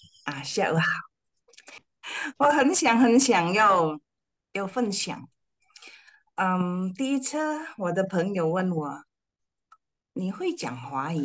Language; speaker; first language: Chinese; early bilingual, heritage; Chinese